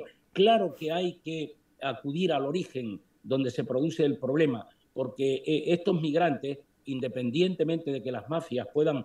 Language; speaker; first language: Spanish; native; Spanish